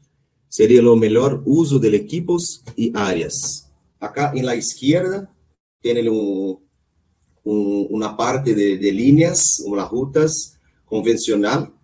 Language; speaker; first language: Spanish; non-native, learner; Portuguese